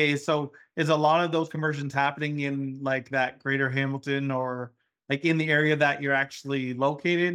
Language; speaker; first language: English; native; English